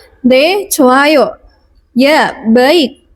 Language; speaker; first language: Korean; non-native, fluent; Indonesian